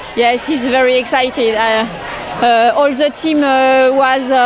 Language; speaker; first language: English; non-native, learner; French